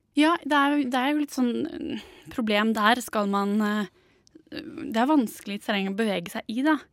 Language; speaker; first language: Norwegian; native; Norwegian